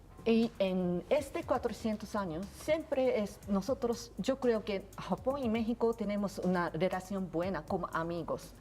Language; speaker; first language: Spanish; non-native, learner; Japanese